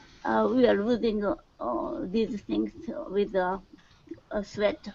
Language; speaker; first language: English; non-native, learner; Japanese